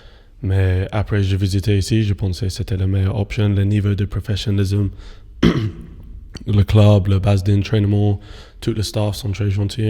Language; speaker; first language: French; non-native, fluent; English